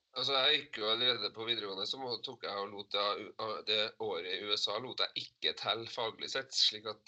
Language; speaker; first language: Norwegian; native; Norwegian